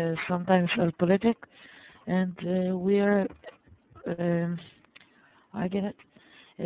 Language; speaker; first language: English; non-native, learner; Hebrew